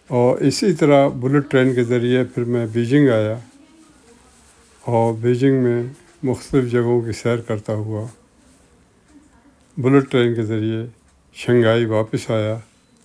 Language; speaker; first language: Urdu; native; Urdu